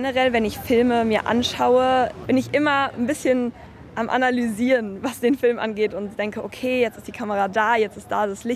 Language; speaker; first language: German; native; German